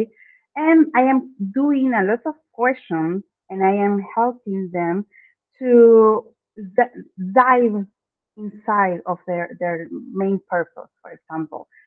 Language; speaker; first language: English; non-native, fluent; Spanish